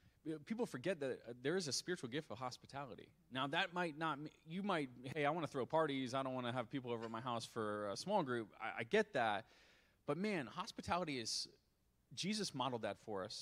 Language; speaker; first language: English; native; English